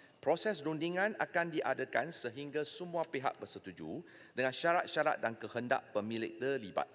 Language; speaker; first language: Malay; non-native, local second language; Chinese